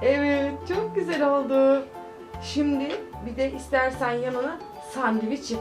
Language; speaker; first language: Turkish; native; Turkish